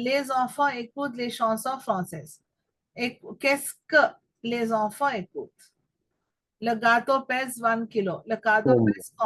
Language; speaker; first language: French; non-native, fluent; Telugu